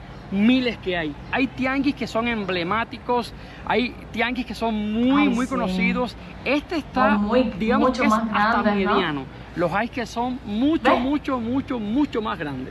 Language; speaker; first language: Spanish; native; Spanish